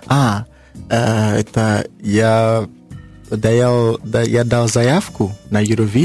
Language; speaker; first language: Russian; non-native, learner; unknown